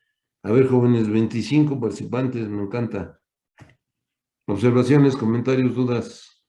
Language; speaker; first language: Spanish; native; Spanish